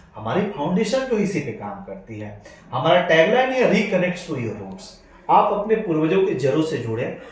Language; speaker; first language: Hindi; native; Hindi